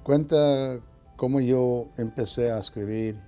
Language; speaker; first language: Spanish; early bilingual, heritage; Spanish